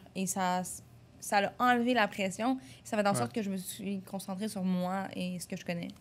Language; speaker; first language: French; native; French